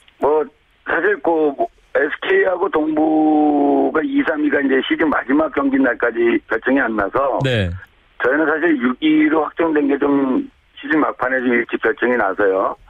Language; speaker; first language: Korean; native; Korean